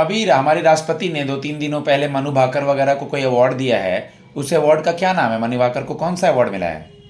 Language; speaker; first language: Hindi; native; Hindi